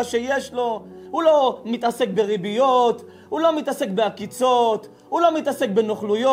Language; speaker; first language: Hebrew; native; Hebrew